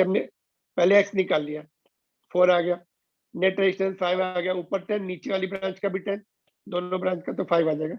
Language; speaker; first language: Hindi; non-native, local second language; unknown